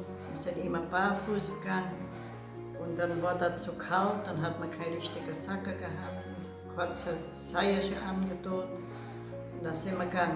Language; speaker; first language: German; early bilingual, heritage; German